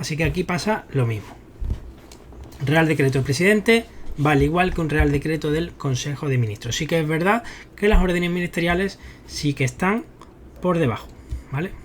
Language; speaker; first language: Spanish; native; Spanish